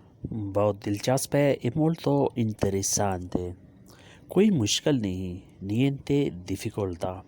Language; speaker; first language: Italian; non-native, learner; Urdu